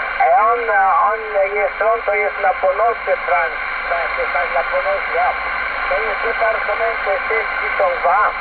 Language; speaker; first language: Polish; non-native, learner; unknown